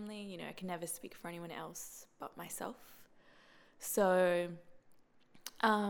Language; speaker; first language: English; native; English